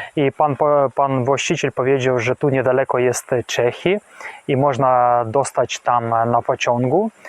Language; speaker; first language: Polish; non-native, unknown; Ukrainian